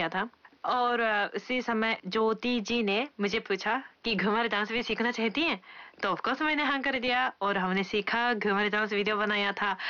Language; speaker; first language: Hindi; non-native, fluent; Japanese